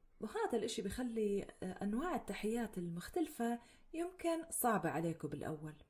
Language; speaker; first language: Arabic; native; Arabic